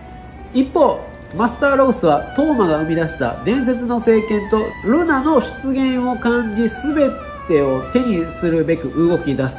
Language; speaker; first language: Japanese; native; Japanese